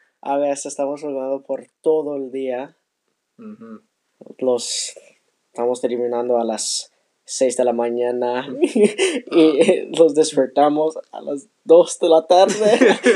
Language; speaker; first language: Spanish; non-native, learner; English